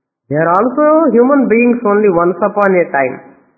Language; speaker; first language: English; non-native, local second language; Tamil